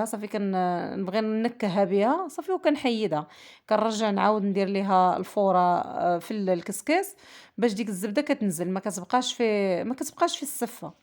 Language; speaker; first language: Arabic; native; Arabic